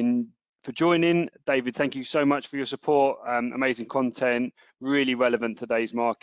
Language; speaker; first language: English; native; English